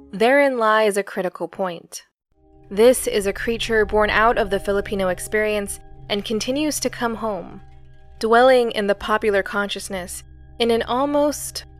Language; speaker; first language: English; early bilingual, other home language; Filipino